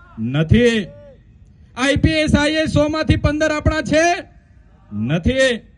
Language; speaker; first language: Gujarati; non-native, local second language; Vasavi